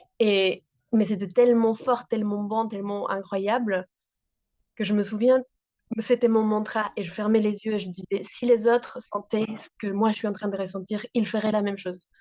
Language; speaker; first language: French; non-native, fluent; Spanish